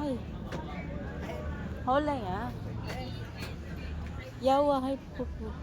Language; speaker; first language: Cantonese; non-native, learner; Filipino